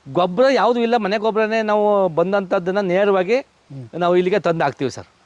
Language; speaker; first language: Kannada; native; Kannada